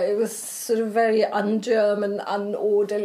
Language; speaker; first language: English; non-native, fluent; German